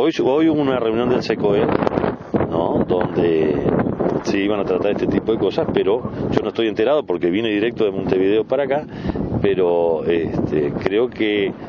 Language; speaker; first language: Spanish; native; Spanish